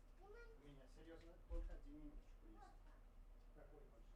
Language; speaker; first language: Russian; non-native, learner; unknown